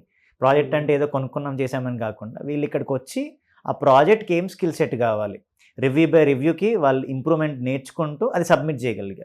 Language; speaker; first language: Telugu; native; Telugu